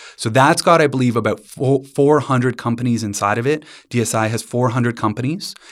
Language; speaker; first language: English; native; English